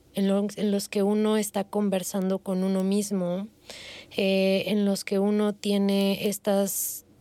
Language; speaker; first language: Spanish; native; Spanish